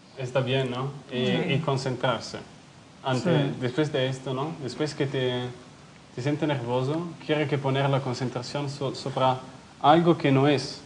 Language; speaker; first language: Spanish; non-native, fluent; Italian